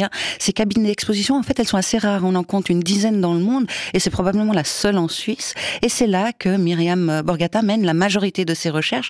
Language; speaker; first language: French; native; French